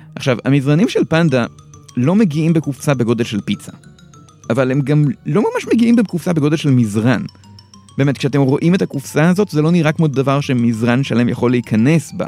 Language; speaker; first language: Hebrew; native; Hebrew